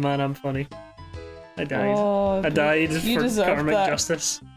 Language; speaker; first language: English; native; English